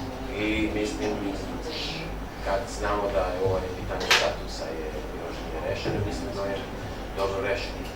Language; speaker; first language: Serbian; non-native, local second language; Albanian